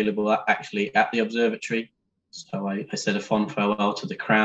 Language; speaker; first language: English; native; English